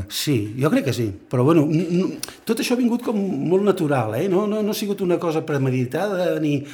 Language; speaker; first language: Catalan; native; Catalan